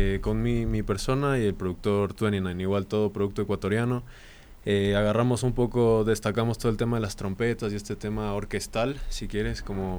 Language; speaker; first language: Spanish; native; Spanish